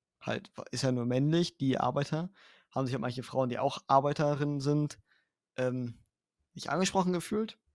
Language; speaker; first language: German; native; German